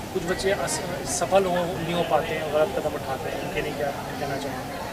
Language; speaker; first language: Hindi; native; Hindi